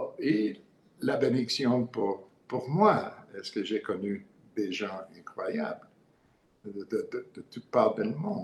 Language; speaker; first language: French; non-native, learner; English